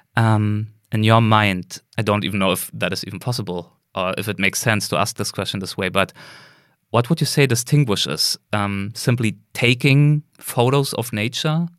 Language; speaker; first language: English; non-native, fluent; German